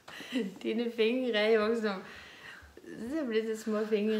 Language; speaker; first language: Norwegian; native; Norwegian